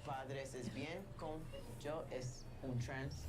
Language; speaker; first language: Spanish; non-native, learner; English